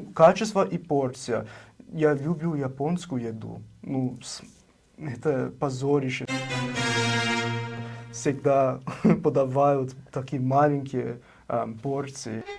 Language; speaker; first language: Russian; non-native, fluent; English